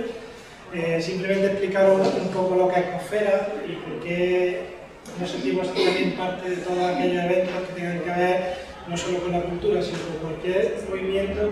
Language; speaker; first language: Spanish; native; Spanish